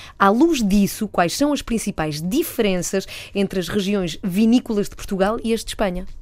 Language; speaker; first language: Portuguese; native; Portuguese